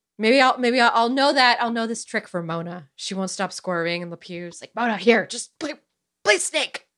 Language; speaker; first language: English; early bilingual, other home language; Romanian